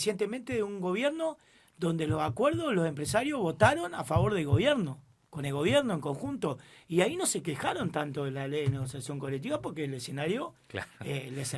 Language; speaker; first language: Spanish; native; Spanish